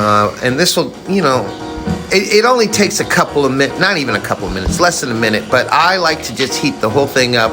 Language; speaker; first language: English; native; English